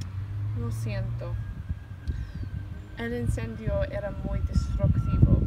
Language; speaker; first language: Spanish; non-native, learner; English